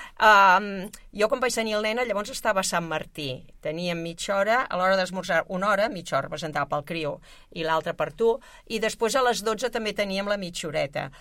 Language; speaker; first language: Catalan; native; Catalan